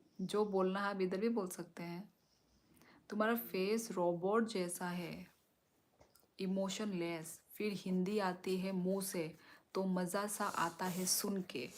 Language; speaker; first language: Hindi; non-native, local second language; Kok Borok